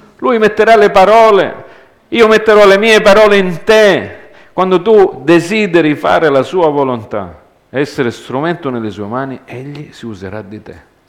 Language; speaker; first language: Italian; early bilingual, heritage; Italian